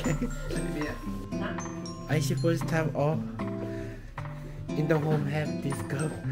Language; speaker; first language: English; non-native, learner; Korean